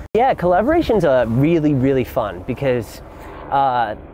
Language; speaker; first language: English; native; English